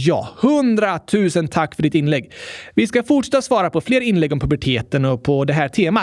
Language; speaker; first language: Swedish; native; Swedish